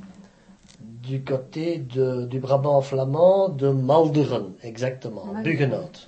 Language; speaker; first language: French; native; French